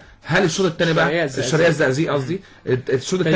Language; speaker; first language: Arabic; native; Arabic